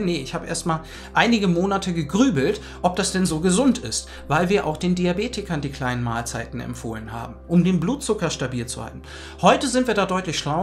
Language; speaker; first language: German; native; German